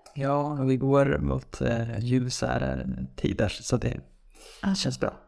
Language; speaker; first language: Swedish; non-native, fluent; Persian